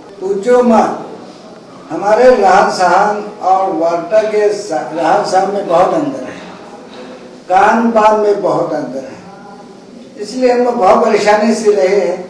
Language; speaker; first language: Hindi; non-native, local second language; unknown